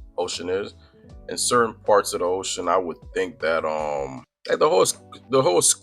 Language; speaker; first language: English; native; English